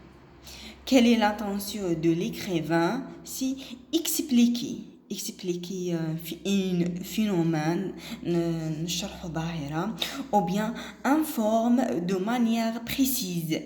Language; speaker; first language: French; non-native, local second language; Arabic